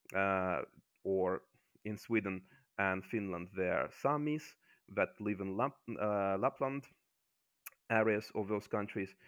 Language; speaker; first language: English; non-native, fluent; Azerbaijani